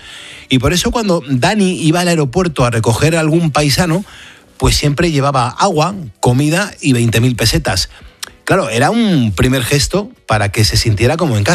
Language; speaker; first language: Spanish; native; Spanish